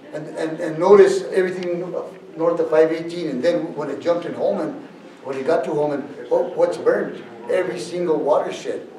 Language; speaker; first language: English; native; English